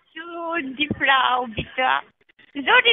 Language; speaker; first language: German; non-native, learner; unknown